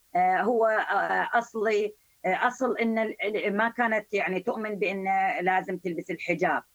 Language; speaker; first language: Arabic; non-native, fluent; Persian